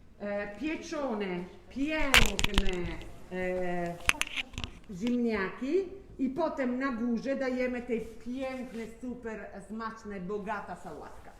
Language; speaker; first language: Polish; non-native, learner; Italian